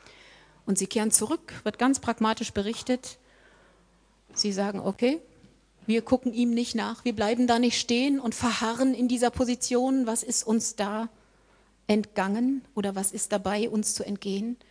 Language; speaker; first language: German; native; German